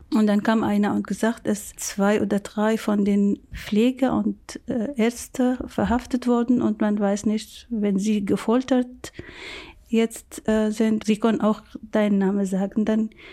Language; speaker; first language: German; non-native, learner; Arabic